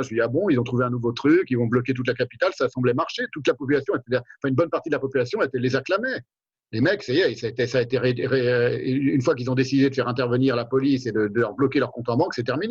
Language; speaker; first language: French; native; French